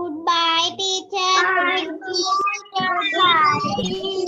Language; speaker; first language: English; non-native, learner; Sinhala